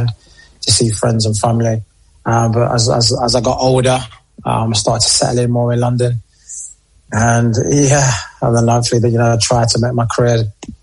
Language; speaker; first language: English; native; English